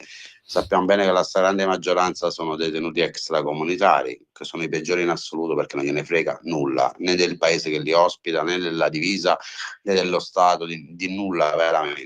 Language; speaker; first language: Italian; native; Italian